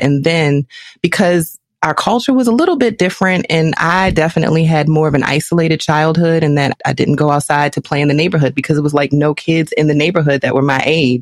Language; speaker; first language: English; native; English